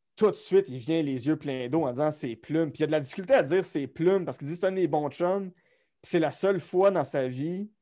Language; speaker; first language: French; native; French